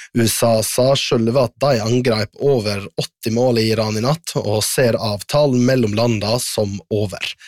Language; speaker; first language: Norwegian; native; Norwegian